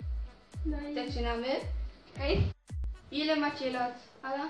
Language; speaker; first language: Polish; early bilingual, heritage; Polish